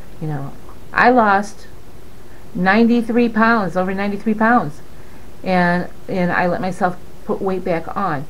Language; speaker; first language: English; native; English